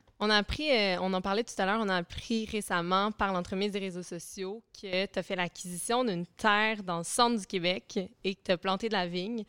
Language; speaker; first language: French; native; French